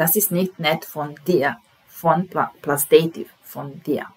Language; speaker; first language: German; non-native, fluent; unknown